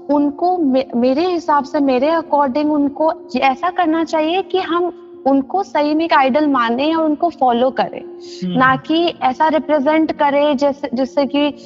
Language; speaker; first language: Hindi; non-native, local second language; Assamese